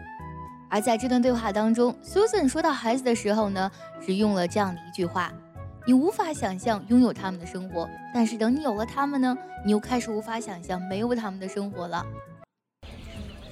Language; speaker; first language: Chinese; native; Chinese